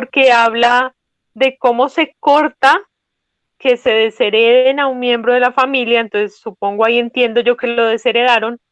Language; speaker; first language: Spanish; native; Spanish